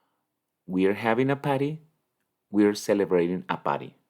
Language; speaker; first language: English; non-native, fluent; Spanish